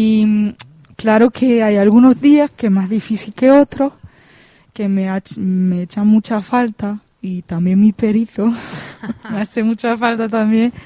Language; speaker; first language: Spanish; non-native, fluent; French